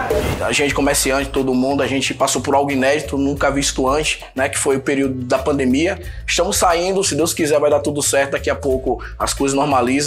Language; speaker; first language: Portuguese; native; Portuguese